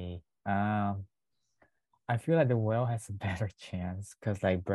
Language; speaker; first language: English; non-native, local second language; Chinese